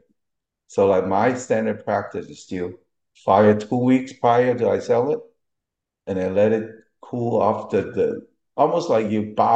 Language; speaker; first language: English; early bilingual, other home language; Cantonese